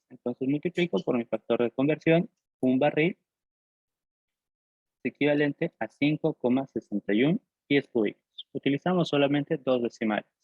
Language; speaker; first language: Spanish; native; Spanish